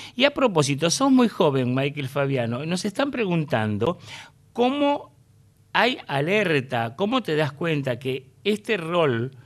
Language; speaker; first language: Spanish; native; Spanish